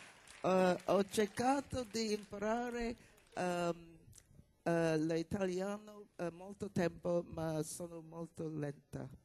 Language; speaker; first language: Italian; non-native, learner; English